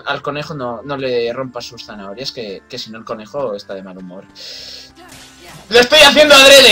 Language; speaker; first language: Spanish; native; Spanish